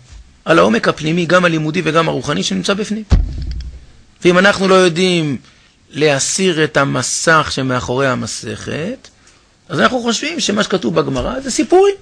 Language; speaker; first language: Hebrew; native; Hebrew